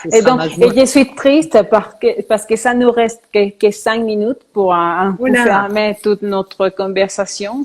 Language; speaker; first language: French; non-native, fluent; Spanish